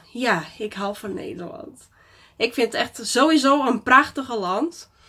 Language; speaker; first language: Dutch; non-native, fluent; Portuguese